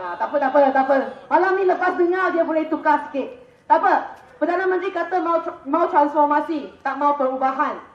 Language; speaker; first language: Malay; non-native, local second language; Chinese